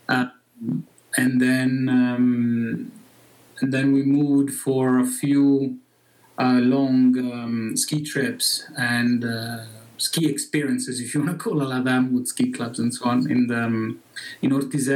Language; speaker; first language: English; non-native, fluent; Italian